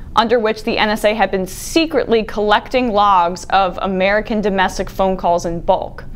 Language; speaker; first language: English; native; English